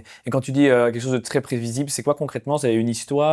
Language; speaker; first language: French; native; French